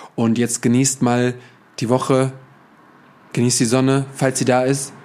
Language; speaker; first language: German; native; German